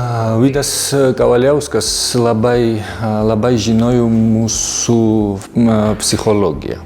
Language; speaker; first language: Lithuanian; non-native, fluent; Georgian